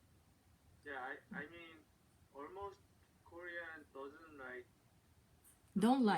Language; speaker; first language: English; non-native, learner; Korean